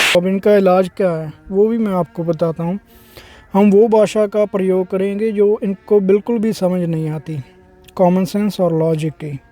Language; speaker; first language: Hindi; non-native, local second language; Punjabi